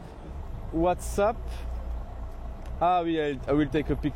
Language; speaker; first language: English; non-native, learner; French